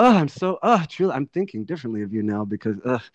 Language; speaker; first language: English; native; English